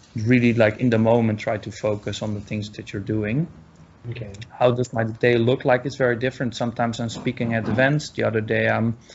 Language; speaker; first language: English; non-native, fluent; Dutch